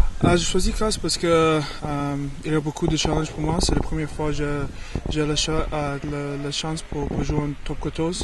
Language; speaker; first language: French; non-native, learner; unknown